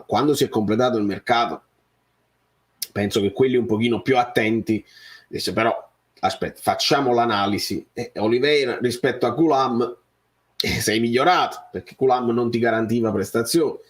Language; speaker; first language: Italian; native; Italian